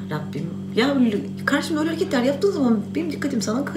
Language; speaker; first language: Turkish; native; Turkish